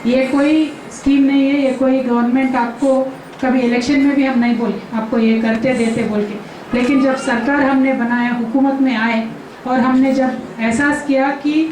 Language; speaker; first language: Hindi; non-native, local second language; Telugu